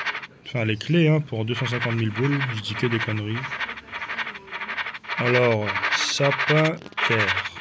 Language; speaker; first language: French; native; French